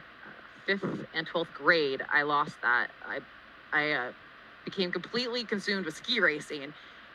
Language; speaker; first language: English; native; English